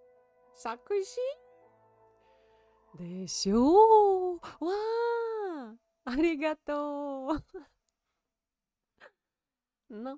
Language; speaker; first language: Japanese; non-native, learner; Russian